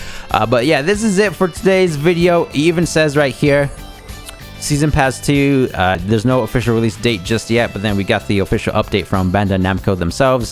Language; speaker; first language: English; native; English